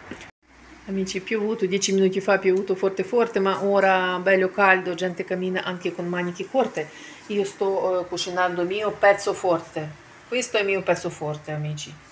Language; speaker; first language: Italian; non-native, fluent; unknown